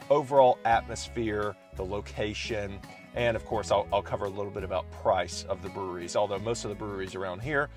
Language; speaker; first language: English; native; English